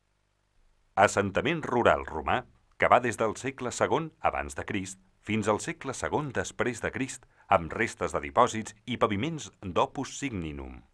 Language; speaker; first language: Catalan; native; Catalan